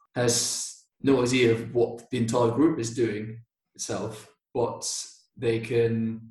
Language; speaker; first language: English; non-native, fluent; Spanish